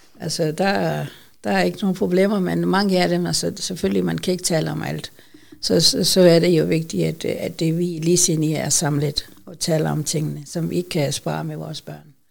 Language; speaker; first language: Danish; non-native, fluent; Urdu